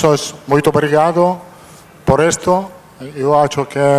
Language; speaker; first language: Portuguese; non-native, fluent; Italian